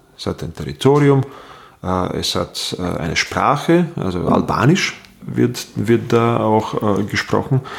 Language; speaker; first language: German; non-native, fluent; Bosnian